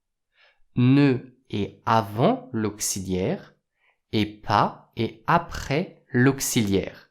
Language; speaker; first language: French; native; French